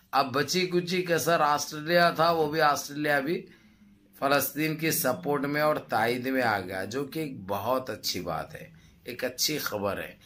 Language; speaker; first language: Urdu; native; Urdu